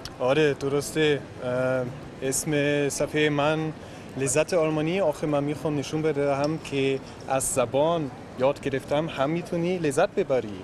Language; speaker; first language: Persian; non-native, learner; German